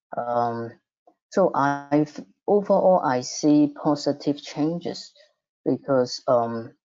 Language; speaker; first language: English; non-native, fluent; Cantonese